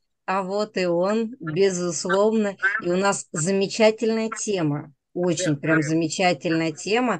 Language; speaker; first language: Russian; native; Russian